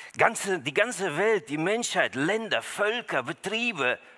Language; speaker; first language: German; early bilingual, other home language; Russian